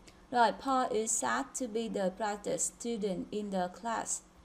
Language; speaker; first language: English; non-native, fluent; Vietnamese